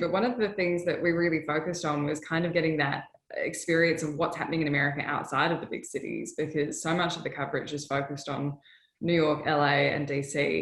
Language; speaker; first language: English; native; English